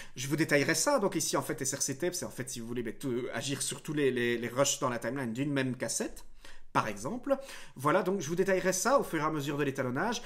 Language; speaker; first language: French; native; French